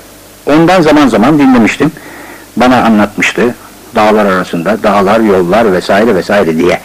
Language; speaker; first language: Turkish; native; Turkish